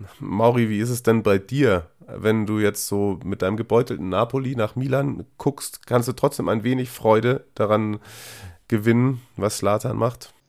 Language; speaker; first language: German; native; German